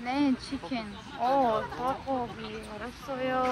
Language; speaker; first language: Korean; non-native, learner; Urdu